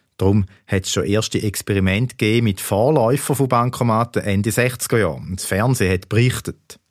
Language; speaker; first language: German; native; German